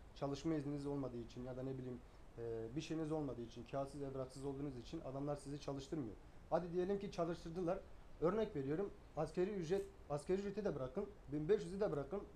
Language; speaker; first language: Turkish; native; Turkish